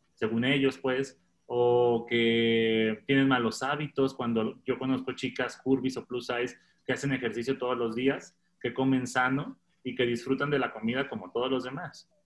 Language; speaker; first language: Spanish; native; Spanish